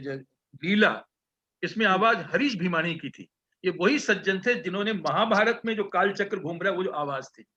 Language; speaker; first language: Hindi; native; Hindi